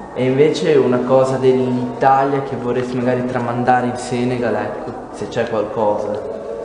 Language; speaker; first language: Italian; native; Italian